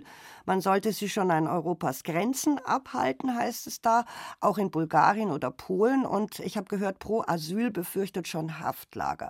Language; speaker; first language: German; native; German